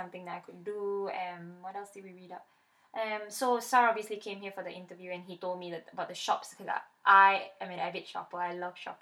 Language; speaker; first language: English; native; English